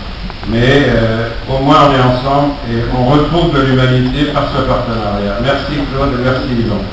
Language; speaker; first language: French; native; French